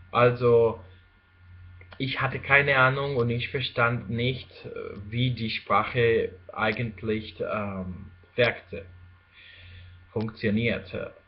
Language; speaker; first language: German; non-native, fluent; Spanish